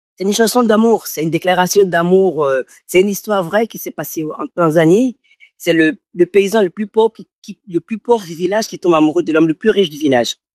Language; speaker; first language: French; non-native, local second language; Fon